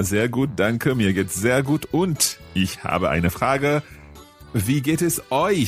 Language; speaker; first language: German; non-native, learner; English